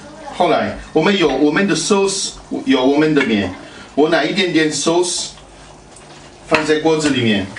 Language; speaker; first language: Chinese; non-native, fluent; Italian